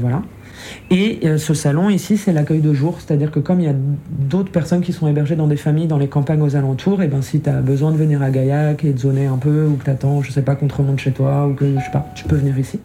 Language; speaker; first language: French; native; French